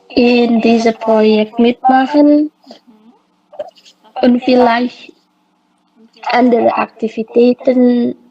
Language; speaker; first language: German; non-native, learner; Indonesian